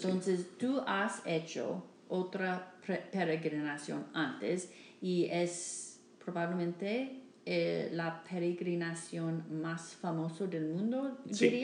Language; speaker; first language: Spanish; non-native, learner; English